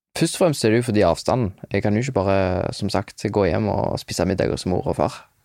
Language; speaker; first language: Norwegian; native; Norwegian